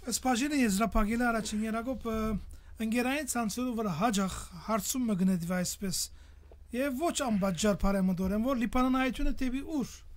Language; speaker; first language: Armenian; early bilingual, heritage; Armenian